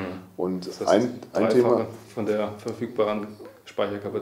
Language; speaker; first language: German; native; German